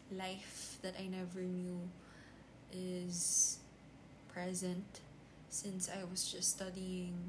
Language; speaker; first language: English; non-native, local second language; Filipino